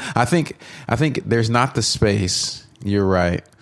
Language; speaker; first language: English; native; English